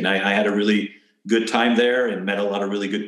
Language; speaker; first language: English; early bilingual, other home language; Spanish